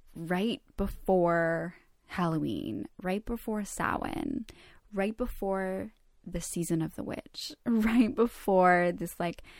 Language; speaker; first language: English; early bilingual, other home language; Croatian